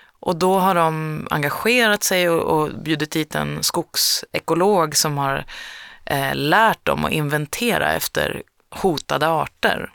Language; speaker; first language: Swedish; native; Swedish